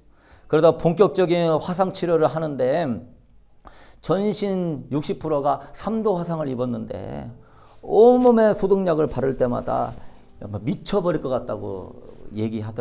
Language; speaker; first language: Korean; native; Korean